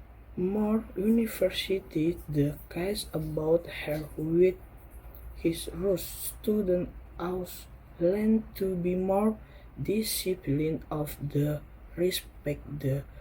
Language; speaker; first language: English; non-native, learner; Indonesian